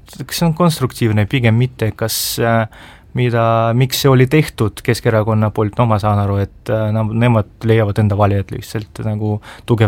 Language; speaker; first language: Estonian; native; Estonian